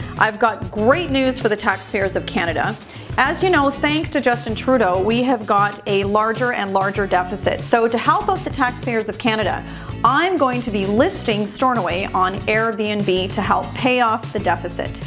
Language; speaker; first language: English; native; English